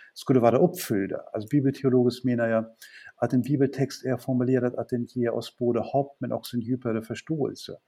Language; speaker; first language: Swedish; non-native, fluent; German